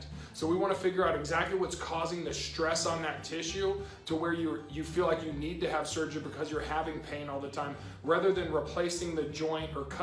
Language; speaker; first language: English; native; English